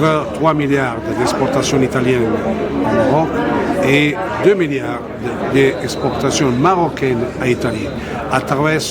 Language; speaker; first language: French; non-native, fluent; Italian